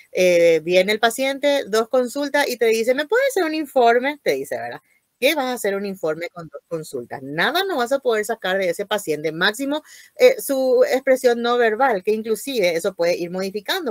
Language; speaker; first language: Spanish; native; Spanish